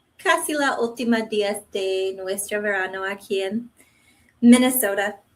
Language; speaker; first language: Spanish; non-native, learner; English